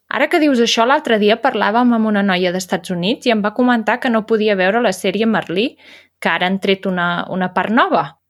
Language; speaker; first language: Catalan; native; Catalan